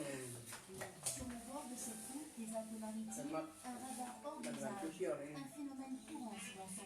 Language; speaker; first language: French; native; French